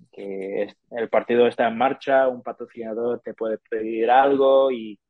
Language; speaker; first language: Spanish; non-native, fluent; English